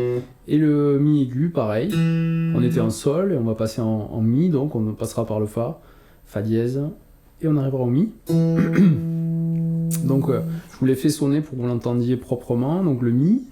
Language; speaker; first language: French; native; French